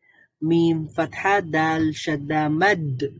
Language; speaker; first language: Arabic; non-native, learner; Bangla